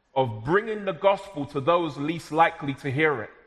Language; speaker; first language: English; native; English